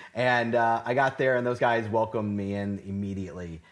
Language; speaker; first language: English; native; English